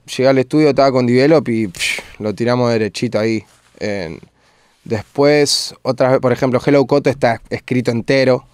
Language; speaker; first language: Spanish; native; Spanish